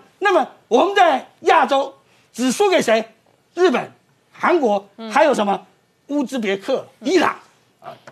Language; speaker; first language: Chinese; native; Chinese